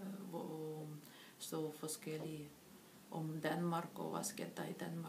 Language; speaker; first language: Danish; non-native, learner; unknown